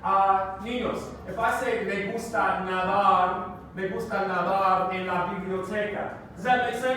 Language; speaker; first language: Spanish; non-native, fluent; English